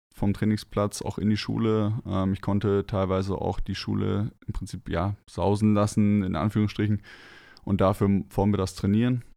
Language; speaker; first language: German; native; German